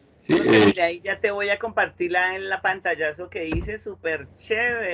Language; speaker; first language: Spanish; native; Spanish